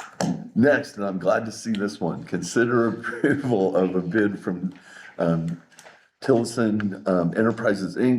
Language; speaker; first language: English; native; English